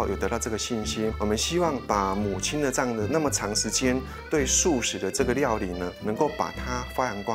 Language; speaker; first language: Chinese; native; Chinese